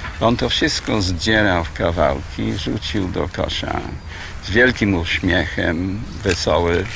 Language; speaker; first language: Polish; non-native, fluent; English